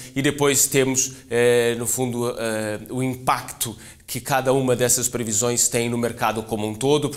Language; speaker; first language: Portuguese; native; Portuguese